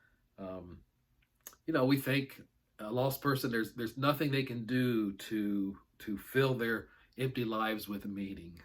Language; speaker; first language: English; native; English